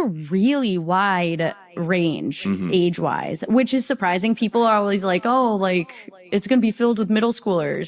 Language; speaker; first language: English; native; English